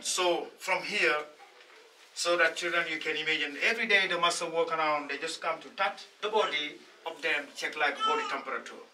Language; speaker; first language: English; non-native, learner; Wolof